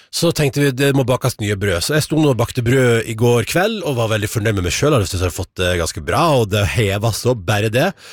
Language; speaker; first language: Norwegian; native; Norwegian